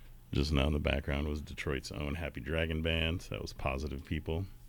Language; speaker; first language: English; native; English